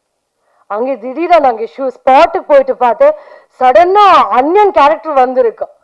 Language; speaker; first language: Tamil; non-native, fluent; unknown